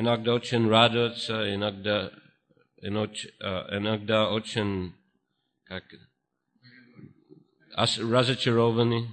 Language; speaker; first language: Russian; non-native, fluent; English